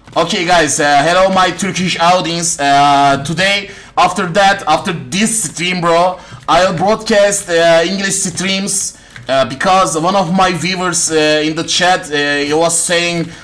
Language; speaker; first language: English; non-native, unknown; Turkish